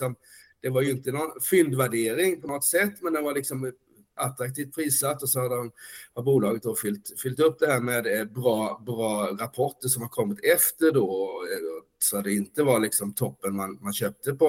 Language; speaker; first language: Swedish; native; Swedish